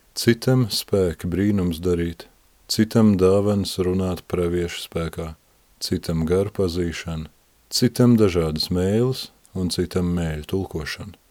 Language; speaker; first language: Latvian; native; Latvian